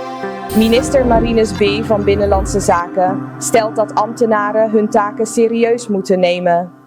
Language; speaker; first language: Dutch; native; Dutch